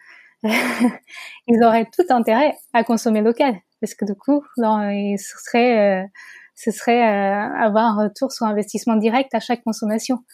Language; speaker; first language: French; non-native, fluent; Portuguese